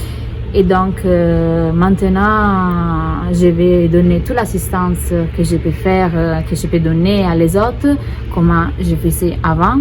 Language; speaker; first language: French; non-native, fluent; Italian